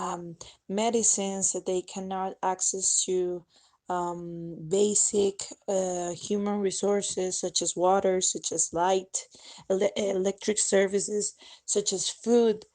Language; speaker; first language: English; non-native, fluent; Spanish